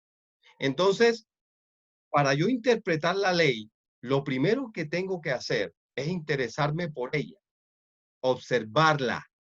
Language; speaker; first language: Spanish; native; Spanish